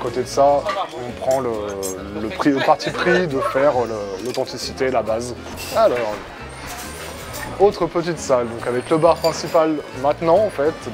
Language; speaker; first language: French; native; French